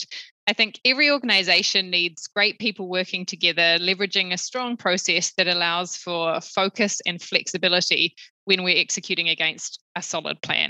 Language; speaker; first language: English; native; English